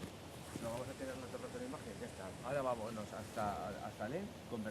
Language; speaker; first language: Spanish; native; Spanish